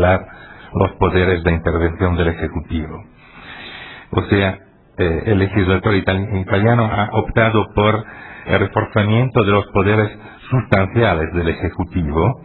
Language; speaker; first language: Spanish; non-native, fluent; Italian